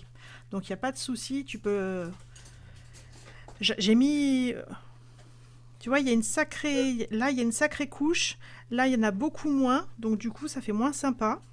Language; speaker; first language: French; native; French